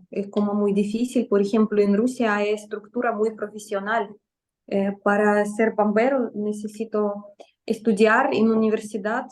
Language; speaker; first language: Spanish; non-native, fluent; Russian